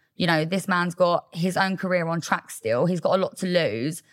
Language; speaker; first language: English; native; English